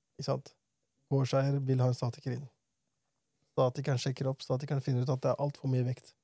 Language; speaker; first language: Norwegian; early bilingual, other home language; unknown